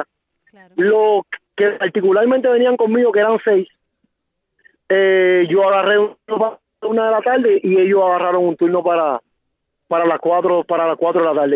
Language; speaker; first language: Spanish; native; Spanish